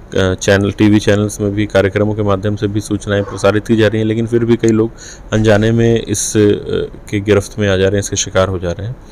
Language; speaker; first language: Hindi; native; Hindi